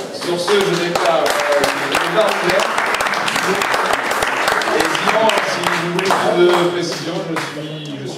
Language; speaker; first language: French; native; French